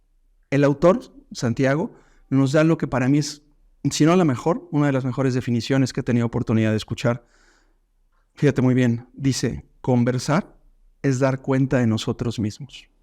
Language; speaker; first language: Spanish; native; Spanish